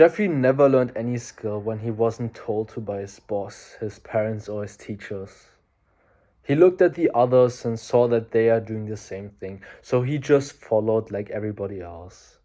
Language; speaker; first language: English; non-native, fluent; German